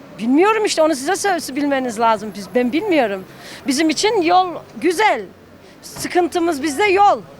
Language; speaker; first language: Turkish; early bilingual, heritage; Turkish